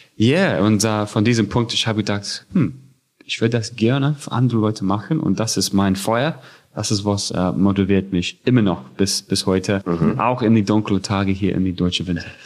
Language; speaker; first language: German; non-native, fluent; English